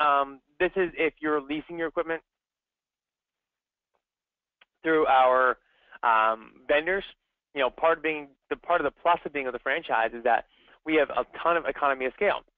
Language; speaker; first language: English; native; English